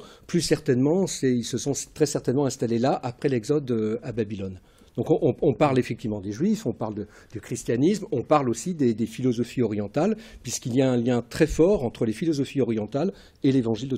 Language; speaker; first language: French; native; French